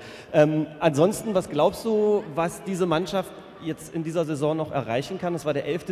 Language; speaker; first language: German; native; German